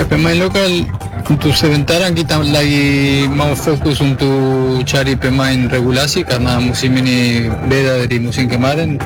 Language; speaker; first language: Indonesian; non-native, fluent; Spanish